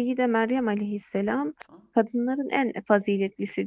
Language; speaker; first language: Turkish; native; Turkish